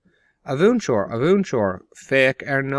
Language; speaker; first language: Irish; non-native, local second language; English